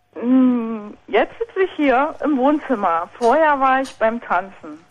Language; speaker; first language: German; non-native, fluent; Polish